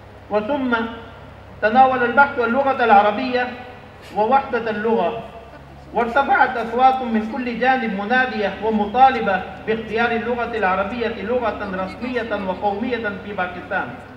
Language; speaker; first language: Arabic; non-native, fluent; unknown